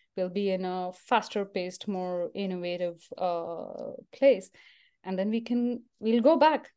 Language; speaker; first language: English; non-native, local second language; Marathi